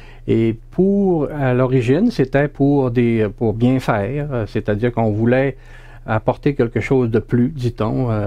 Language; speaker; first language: French; native; French